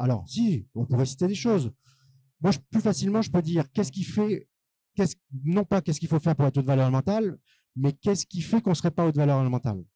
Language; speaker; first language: French; native; French